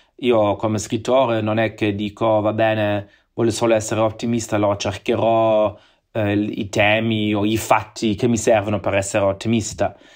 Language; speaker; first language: Italian; non-native, fluent; German